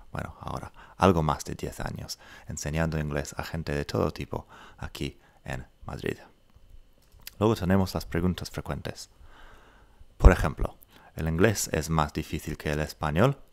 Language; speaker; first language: Spanish; non-native, fluent; English